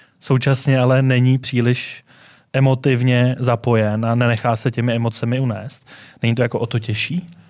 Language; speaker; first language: Czech; native; Czech